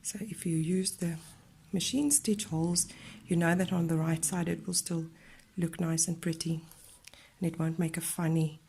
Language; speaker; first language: English; non-native, local second language; Afrikaans